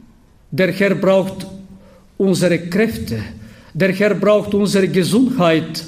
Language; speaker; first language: German; non-native, fluent; Bulgarian